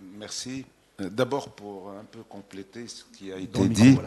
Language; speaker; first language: French; non-native, local second language; Arabic